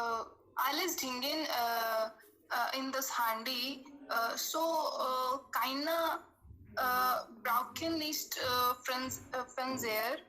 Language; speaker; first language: German; non-native, learner; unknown